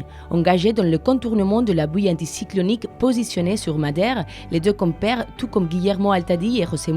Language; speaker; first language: French; native; French